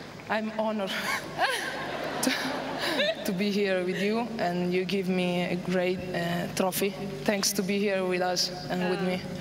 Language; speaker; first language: English; non-native, learner; Italian